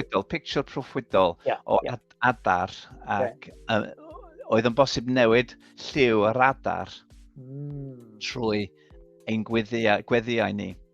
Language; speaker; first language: Welsh; non-native, fluent; English